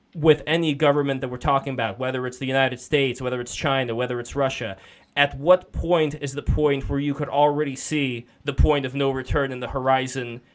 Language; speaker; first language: English; non-native, fluent; Russian